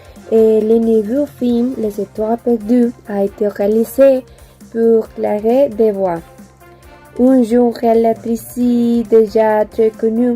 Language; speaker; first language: French; non-native, learner; Spanish